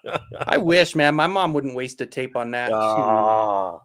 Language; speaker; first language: English; native; English